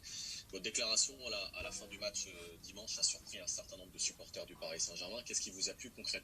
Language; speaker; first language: French; native; French